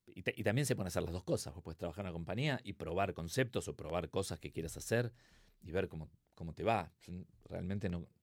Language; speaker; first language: Spanish; native; Spanish